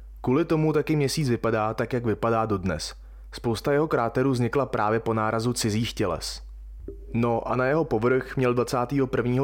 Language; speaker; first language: Czech; native; Czech